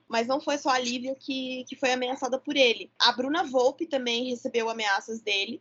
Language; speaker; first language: Portuguese; native; Portuguese